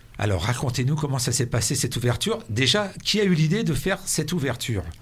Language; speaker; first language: French; native; French